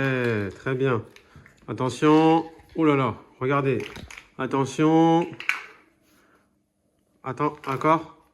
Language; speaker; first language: French; native; French